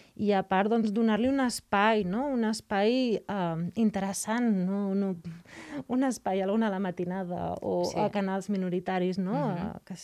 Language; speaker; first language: Catalan; native; Catalan